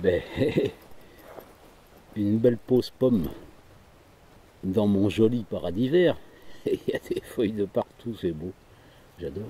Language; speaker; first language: French; native; French